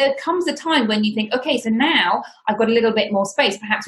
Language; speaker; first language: English; native; English